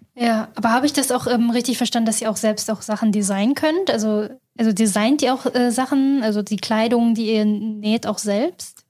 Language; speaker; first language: German; native; German